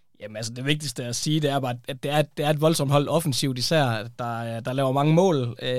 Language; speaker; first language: Danish; native; Danish